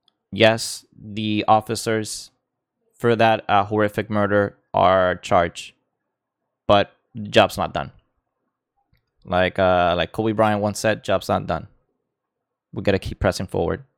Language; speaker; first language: English; non-native, local second language; Spanish